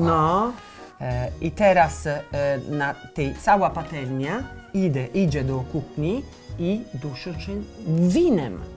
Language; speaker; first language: Polish; non-native, learner; Italian